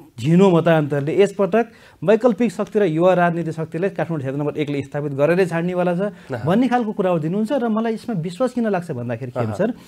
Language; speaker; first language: Nepali; native; Nepali